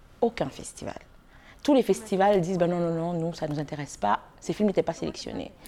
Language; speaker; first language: French; non-native, local second language; Haitian Creole